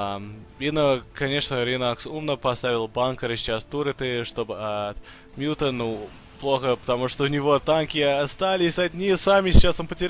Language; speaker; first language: Russian; early bilingual, heritage; Russian